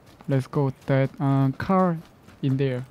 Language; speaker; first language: English; non-native, learner; Korean